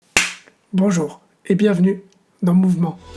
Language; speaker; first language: French; native; French